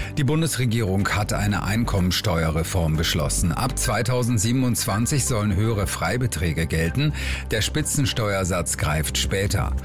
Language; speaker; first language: German; native; German